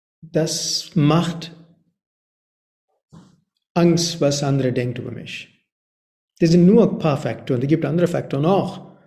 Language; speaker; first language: German; non-native, learner; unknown